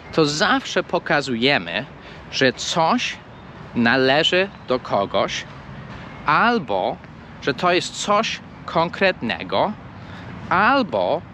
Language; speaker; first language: Polish; non-native, fluent; English